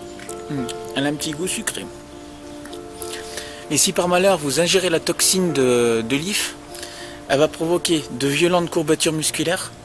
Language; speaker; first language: French; native; French